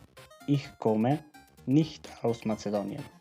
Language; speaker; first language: German; non-native, fluent; Macedonian